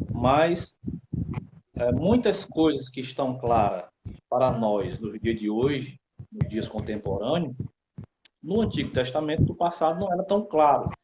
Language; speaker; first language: Portuguese; native; Portuguese